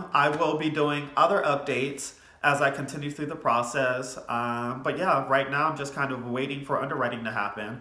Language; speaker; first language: English; native; English